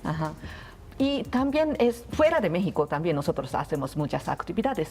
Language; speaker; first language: Spanish; non-native, learner; Japanese